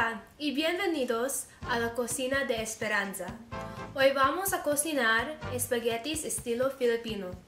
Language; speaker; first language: Spanish; non-native, learner; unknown